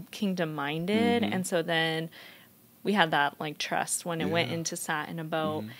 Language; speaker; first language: English; native; English